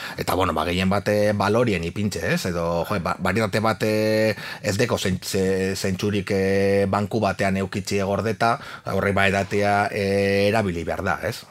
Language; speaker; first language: Basque; native; Basque